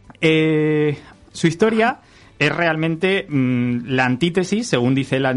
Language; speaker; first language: Spanish; native; Spanish